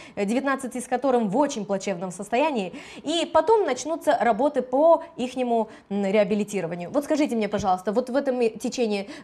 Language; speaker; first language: Russian; non-native, local second language; Romanian